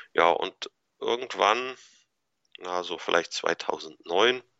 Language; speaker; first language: German; native; German